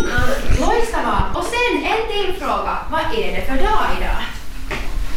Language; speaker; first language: Swedish; non-native, local second language; Finnish